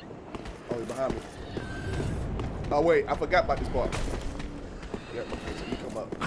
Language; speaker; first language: English; native; English